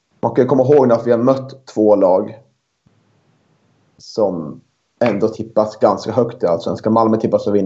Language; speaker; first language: Swedish; native; Swedish